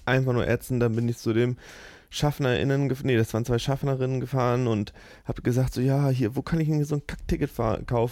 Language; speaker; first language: German; native; German